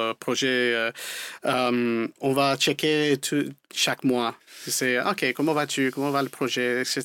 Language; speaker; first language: French; non-native, fluent; Spanish